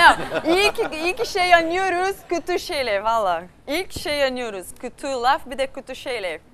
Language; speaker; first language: Turkish; non-native, learner; Portuguese